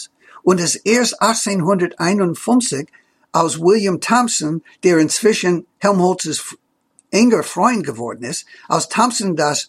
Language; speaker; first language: German; non-native, fluent; English